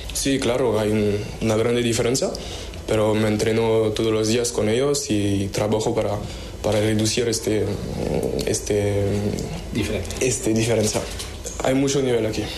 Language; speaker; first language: Spanish; non-native, learner; French